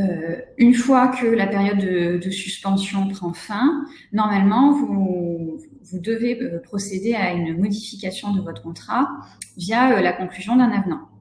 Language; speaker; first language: French; native; French